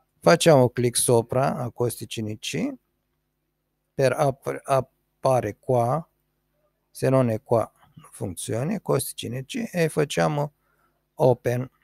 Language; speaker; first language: Italian; non-native, learner; Romanian